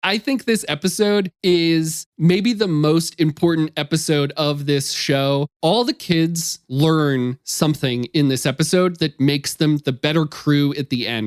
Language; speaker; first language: English; native; English